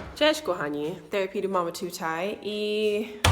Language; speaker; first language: Polish; non-native, learner; English